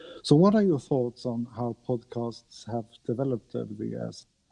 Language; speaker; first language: English; non-native, fluent; Norwegian